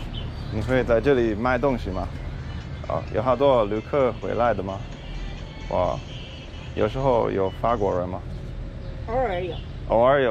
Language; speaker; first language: Chinese; non-native, fluent; English